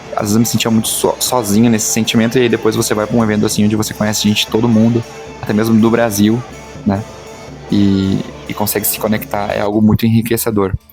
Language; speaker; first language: Portuguese; native; Portuguese